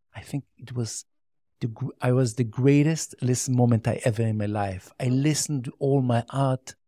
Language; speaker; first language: English; non-native, learner; Yiddish